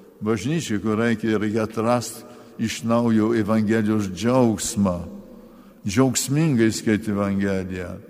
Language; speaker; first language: Lithuanian; early bilingual, heritage; Lithuanian